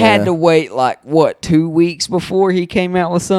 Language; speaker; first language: English; native; English